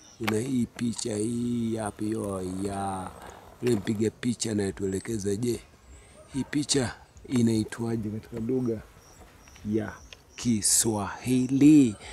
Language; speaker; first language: Swahili; non-native, local second language; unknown